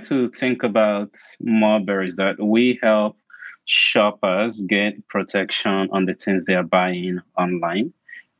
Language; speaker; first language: English; non-native, local second language; Igbo